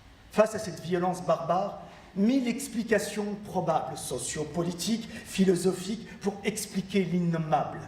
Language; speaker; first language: French; early bilingual, other home language; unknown